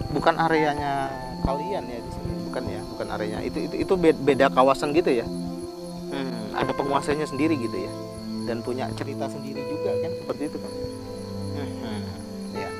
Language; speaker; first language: Indonesian; native; Indonesian